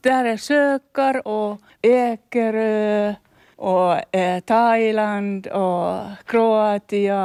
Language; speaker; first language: Swedish; non-native, local second language; Finnish